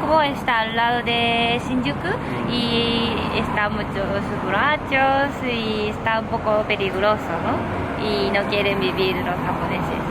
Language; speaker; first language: Spanish; non-native, fluent; Japanese